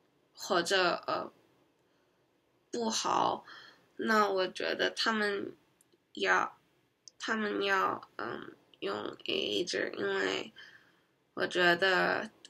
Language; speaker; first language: Chinese; non-native, learner; Korean